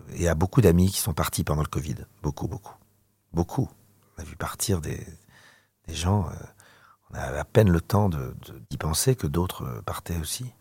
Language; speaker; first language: French; native; French